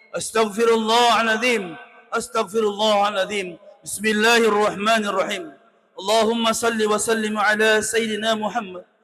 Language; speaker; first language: Malay; non-native, local second language; Buginese